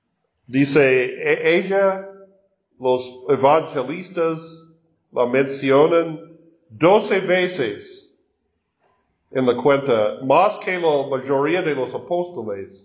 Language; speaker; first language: Spanish; non-native, learner; English